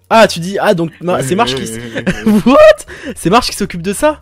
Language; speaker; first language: French; native; French